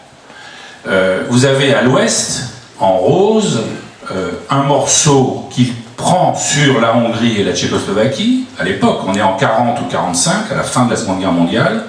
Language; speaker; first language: French; native; French